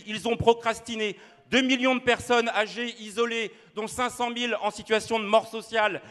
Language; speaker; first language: French; native; French